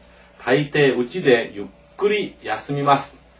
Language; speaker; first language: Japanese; non-native, fluent; Korean